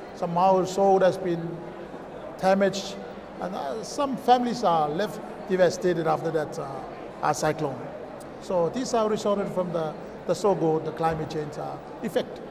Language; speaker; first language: English; non-native, fluent; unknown